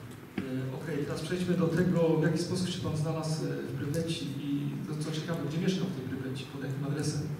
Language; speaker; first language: Polish; native; Polish